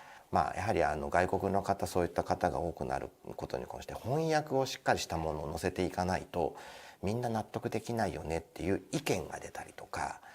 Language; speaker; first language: Japanese; native; Japanese